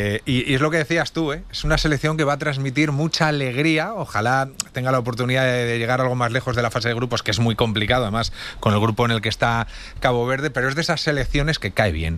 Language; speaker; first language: Spanish; native; Spanish